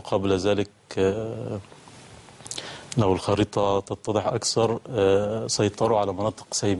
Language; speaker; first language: Arabic; native; Arabic